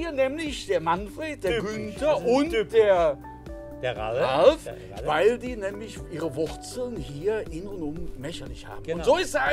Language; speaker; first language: German; native; German